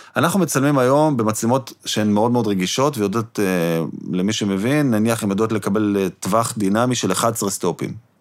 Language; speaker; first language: Hebrew; native; Hebrew